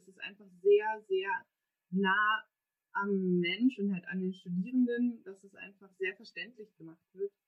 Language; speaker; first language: German; native; German